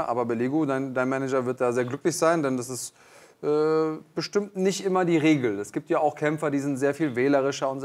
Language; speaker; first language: German; native; German